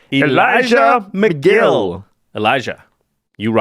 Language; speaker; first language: English; native; English